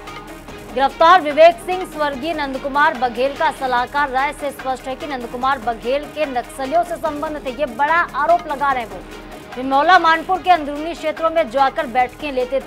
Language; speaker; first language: Hindi; native; Hindi